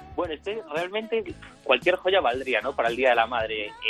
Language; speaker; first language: Spanish; native; Spanish